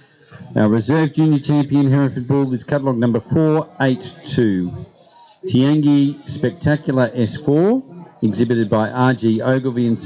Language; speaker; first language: English; native; English